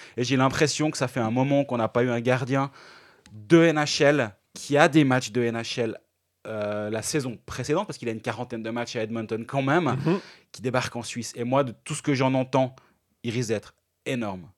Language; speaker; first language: French; native; French